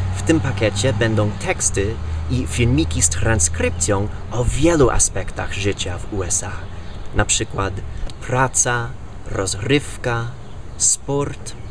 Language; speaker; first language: Polish; non-native, fluent; English